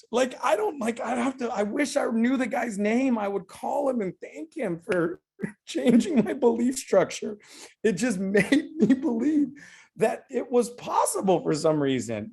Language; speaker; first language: English; native; English